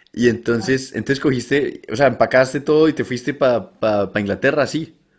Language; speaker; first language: Spanish; native; Spanish